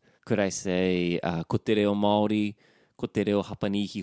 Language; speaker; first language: Māori; non-native, learner; English